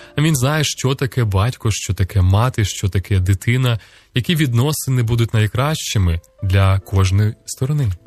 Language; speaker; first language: Ukrainian; native; Ukrainian